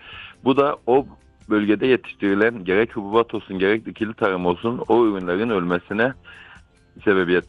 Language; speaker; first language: Turkish; native; Turkish